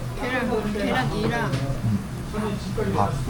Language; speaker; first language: Korean; non-native, learner; Vietnamese